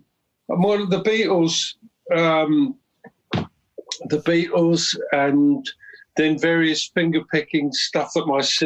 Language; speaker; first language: English; native; English